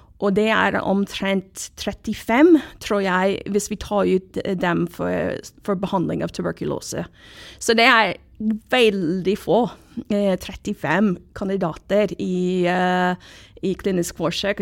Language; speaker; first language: Norwegian; non-native, fluent; English